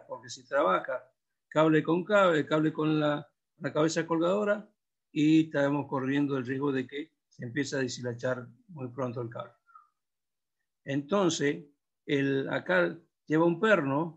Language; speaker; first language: Spanish; native; Spanish